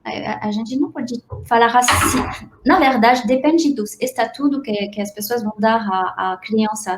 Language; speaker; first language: Portuguese; non-native, fluent; French